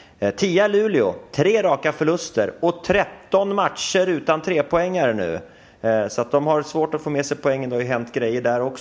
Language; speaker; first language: Swedish; native; Swedish